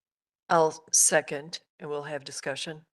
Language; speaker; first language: English; native; English